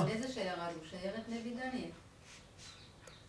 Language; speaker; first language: Hebrew; native; Hebrew